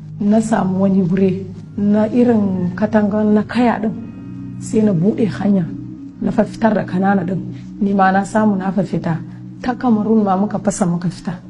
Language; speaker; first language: Hausa; non-native, local second language; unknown